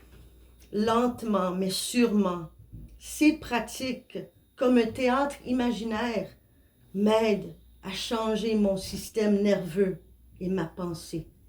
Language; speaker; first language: French; non-native, fluent; Spanish